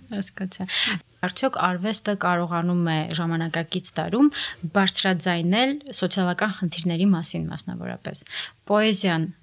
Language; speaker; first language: Armenian; native; Armenian